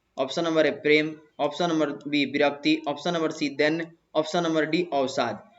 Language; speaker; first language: Hindi; native; Hindi